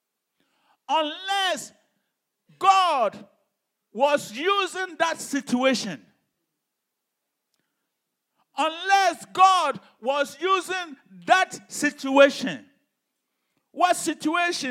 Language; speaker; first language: English; non-native, local second language; Hausa